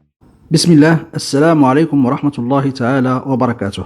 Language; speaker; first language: Arabic; native; Arabic